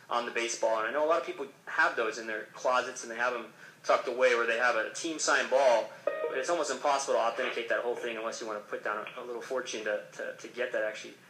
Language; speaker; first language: English; native; English